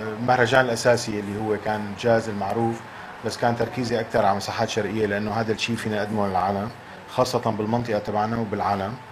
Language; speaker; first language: Arabic; native; Arabic